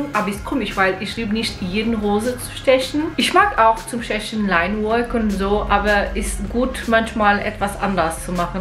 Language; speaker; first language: German; non-native, fluent; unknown